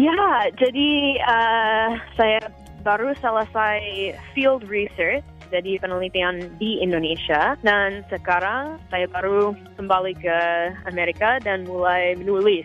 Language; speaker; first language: Indonesian; non-native, fluent; English